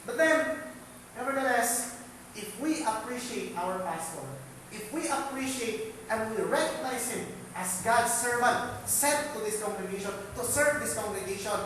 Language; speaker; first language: English; non-native, local second language; Filipino